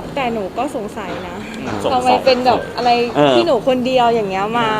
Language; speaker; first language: Thai; native; Thai